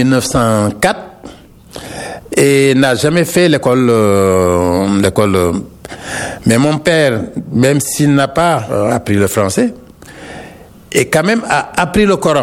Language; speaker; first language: French; non-native, local second language; Wolof